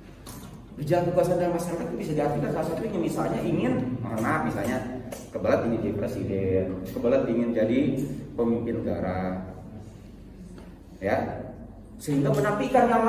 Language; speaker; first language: Indonesian; native; Indonesian